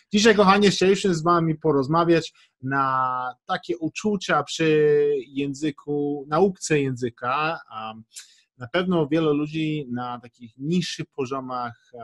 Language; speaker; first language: Polish; early bilingual, heritage; English